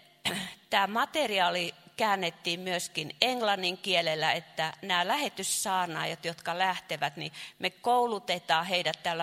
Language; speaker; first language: Finnish; non-native, fluent; Chinese